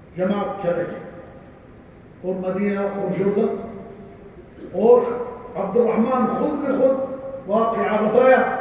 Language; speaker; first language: Urdu; non-native, learner; Arabic